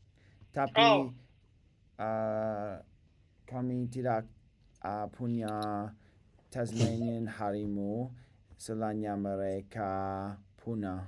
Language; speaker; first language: Indonesian; non-native, learner; English